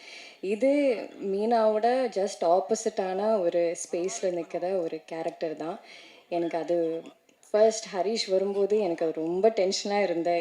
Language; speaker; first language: Tamil; non-native, learner; Malayalam